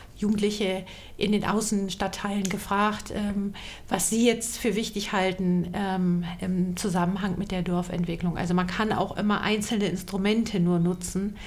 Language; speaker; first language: German; native; German